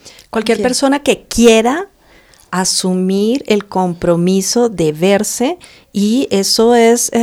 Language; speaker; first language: Spanish; native; Spanish